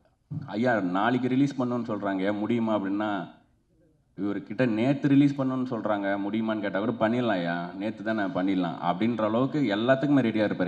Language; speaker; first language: Tamil; native; Tamil